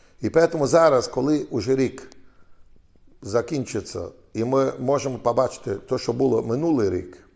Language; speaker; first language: Ukrainian; non-native, fluent; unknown